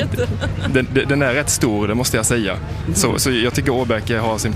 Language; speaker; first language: Swedish; native; Swedish